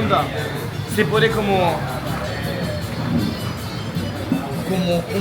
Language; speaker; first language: Spanish; non-native, learner; French